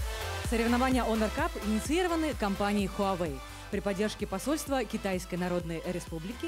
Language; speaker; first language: Russian; native; Russian